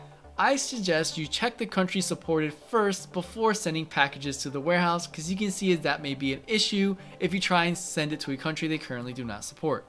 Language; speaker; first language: English; native; English